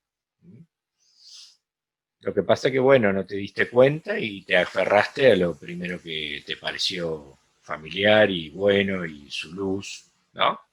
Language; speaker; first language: Spanish; native; Spanish